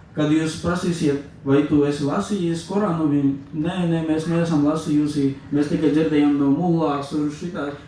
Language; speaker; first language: Latvian; non-native, learner; Urdu